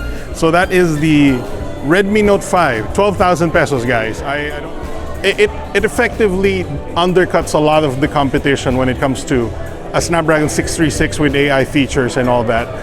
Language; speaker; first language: English; non-native, local second language; Filipino